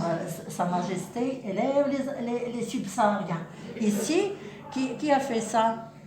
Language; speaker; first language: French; non-native, local second language; Arabic